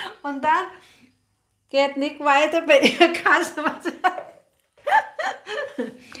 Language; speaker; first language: German; non-native, learner; Thai